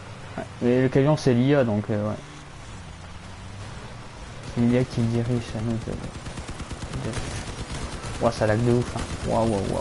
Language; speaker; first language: French; native; French